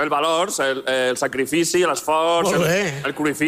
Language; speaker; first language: Catalan; non-native, local second language; Spanish